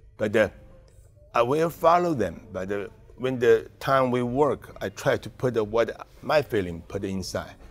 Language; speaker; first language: English; non-native, learner; Chinese